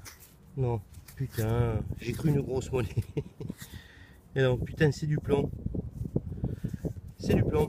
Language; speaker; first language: French; native; French